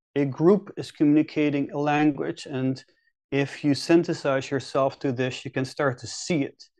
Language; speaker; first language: English; non-native, fluent; Dutch